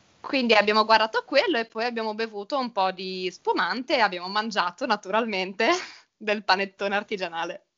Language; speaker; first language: Italian; native; Italian